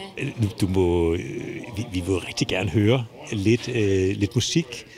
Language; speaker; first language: Danish; native; Danish